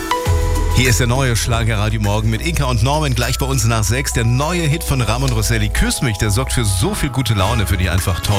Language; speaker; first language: German; native; German